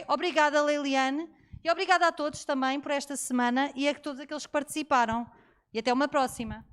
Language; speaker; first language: Portuguese; native; Portuguese